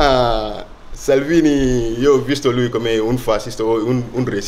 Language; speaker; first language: Italian; non-native, learner; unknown